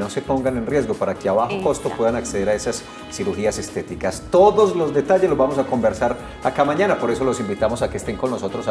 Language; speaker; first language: Spanish; native; Spanish